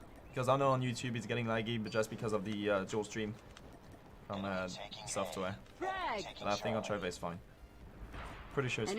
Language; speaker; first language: English; non-native, fluent; French